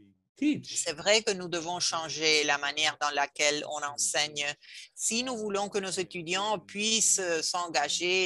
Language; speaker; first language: French; non-native, fluent; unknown